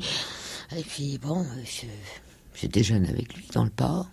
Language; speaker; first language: French; non-native, fluent; Danish